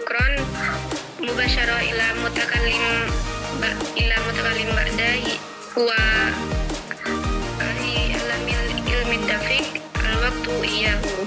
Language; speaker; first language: Arabic; non-native, learner; Indonesian